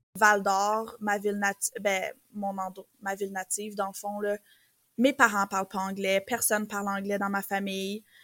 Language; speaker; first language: French; native; French